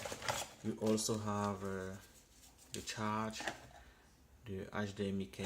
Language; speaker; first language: English; non-native, learner; French